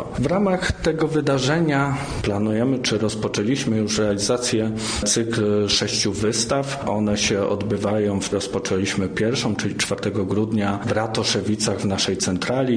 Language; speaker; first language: Polish; native; Polish